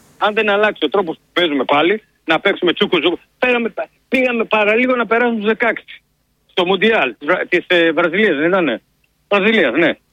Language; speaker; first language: Greek; native; Greek